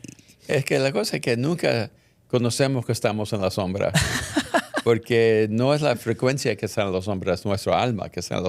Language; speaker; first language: Spanish; early bilingual, heritage; English